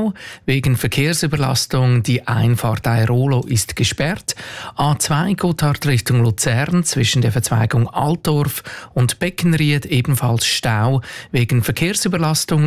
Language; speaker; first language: German; native; German